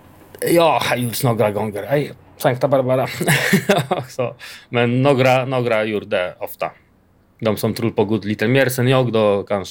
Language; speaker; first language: Swedish; non-native, learner; Polish